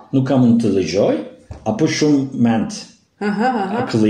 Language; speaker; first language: Albanian; non-native, learner; Turkish